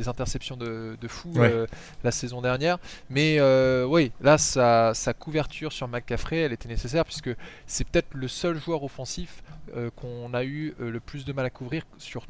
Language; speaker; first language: French; native; French